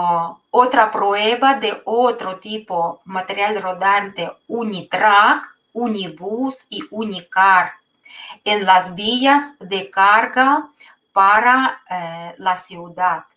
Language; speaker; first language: Spanish; non-native, fluent; Russian